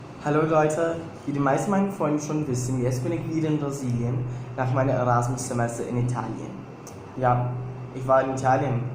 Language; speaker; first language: German; non-native, fluent; Portuguese